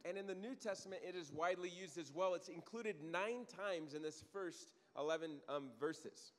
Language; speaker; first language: English; native; English